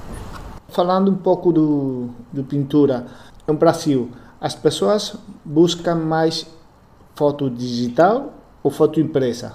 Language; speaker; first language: Portuguese; non-native, learner; Spanish